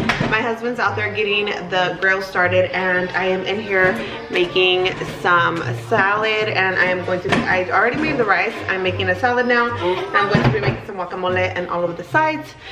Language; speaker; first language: English; early bilingual, other home language; Spanish